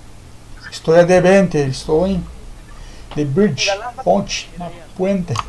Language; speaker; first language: Spanish; non-native, learner; Portuguese